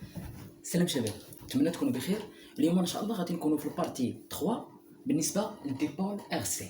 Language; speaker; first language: Arabic; native; Arabic